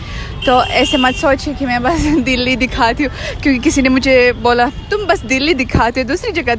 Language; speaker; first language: Hindi; non-native, fluent; Russian